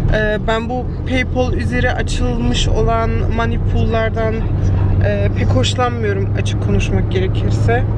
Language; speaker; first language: Turkish; early bilingual, heritage; Turkish